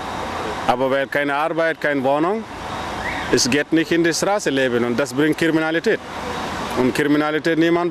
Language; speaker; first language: German; non-native, learner; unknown